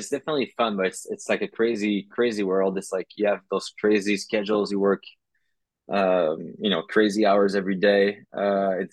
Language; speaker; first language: English; non-native, fluent; French